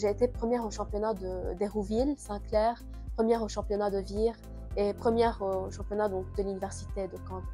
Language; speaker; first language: French; non-native, local second language; Arabic